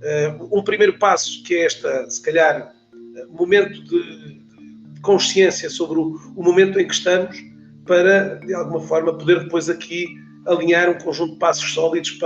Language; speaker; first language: Portuguese; native; Portuguese